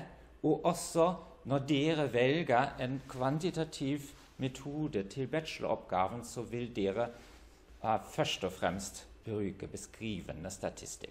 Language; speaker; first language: Norwegian; non-native, fluent; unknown